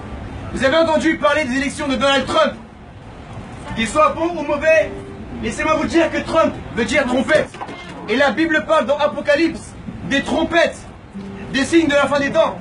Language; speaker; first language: French; native; French